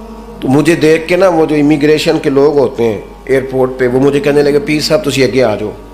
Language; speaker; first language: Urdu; non-native, local second language; Punjabi